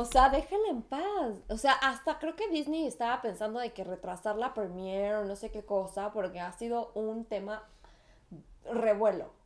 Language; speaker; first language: Spanish; native; Spanish